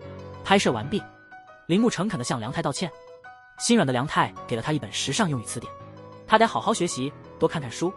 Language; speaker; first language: Chinese; native; Chinese